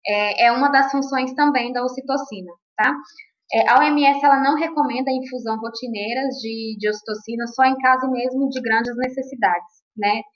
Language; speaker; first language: Portuguese; native; Portuguese